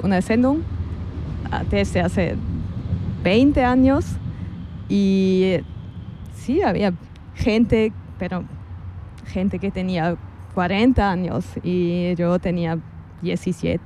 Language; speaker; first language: Spanish; non-native, fluent; German